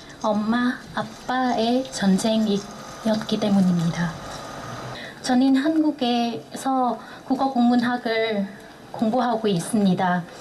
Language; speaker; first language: Korean; non-native, fluent; Vietnamese